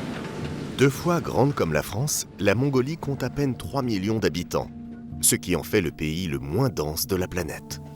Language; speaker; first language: French; native; French